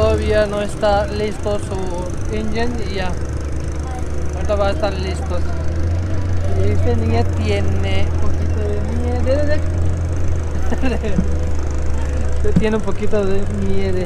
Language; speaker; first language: Spanish; non-native, learner; Urdu